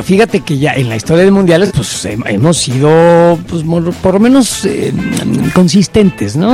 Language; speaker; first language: Spanish; native; Spanish